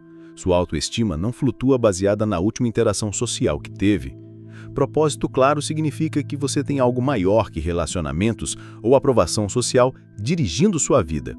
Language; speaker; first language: Portuguese; native; Portuguese